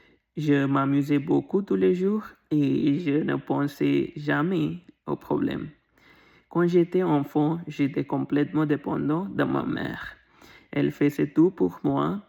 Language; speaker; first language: French; non-native, learner; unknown